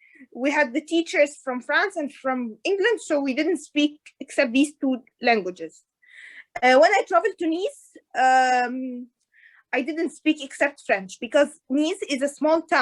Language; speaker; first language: English; non-native, fluent; Arabic